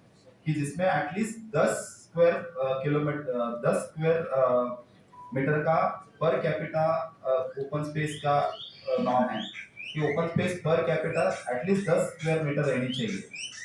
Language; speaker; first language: Hindi; non-native, local second language; Marathi